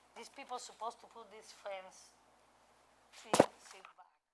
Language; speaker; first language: English; non-native, learner; Spanish